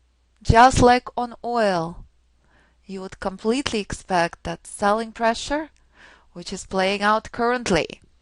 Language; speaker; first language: English; non-native, fluent; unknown